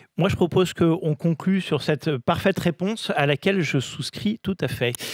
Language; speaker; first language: French; native; French